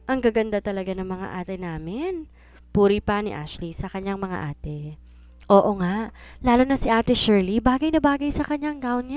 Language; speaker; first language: Filipino; native; Filipino